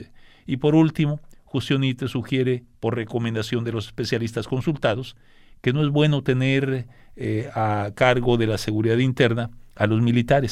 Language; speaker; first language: Spanish; native; Spanish